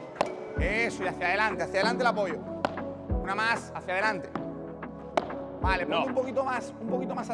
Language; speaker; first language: Spanish; native; Spanish